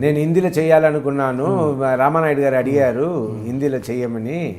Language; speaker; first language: Telugu; early bilingual, other home language; Tamil